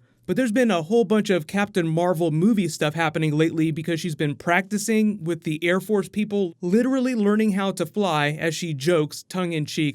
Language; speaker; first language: English; native; English